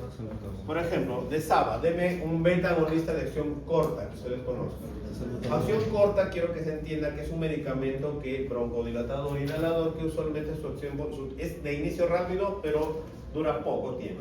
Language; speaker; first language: Spanish; native; Spanish